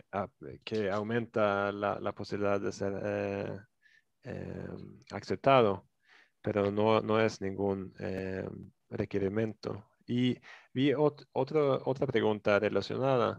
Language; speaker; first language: Spanish; non-native, fluent; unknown